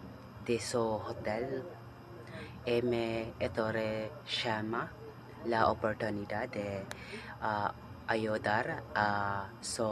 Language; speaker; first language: Spanish; non-native, learner; Cebuano